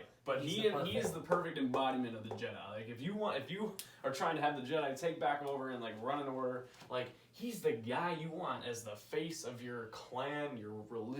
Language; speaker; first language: English; native; English